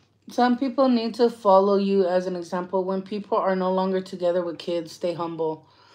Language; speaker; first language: English; early bilingual, other home language; Spanish